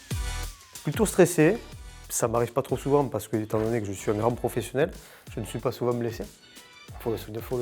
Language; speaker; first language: French; native; French